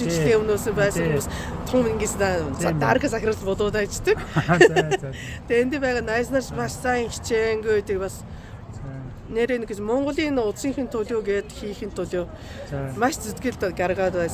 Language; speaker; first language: Mongolian; non-native, fluent; Japanese